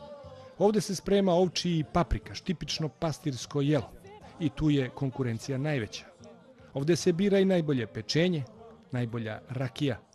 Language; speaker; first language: Bosnian; native; Bosnian